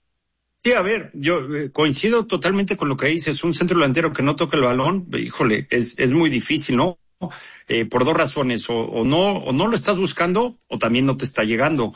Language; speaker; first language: Spanish; native; Spanish